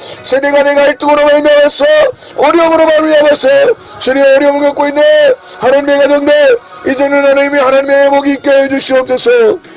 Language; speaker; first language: Korean; native; Korean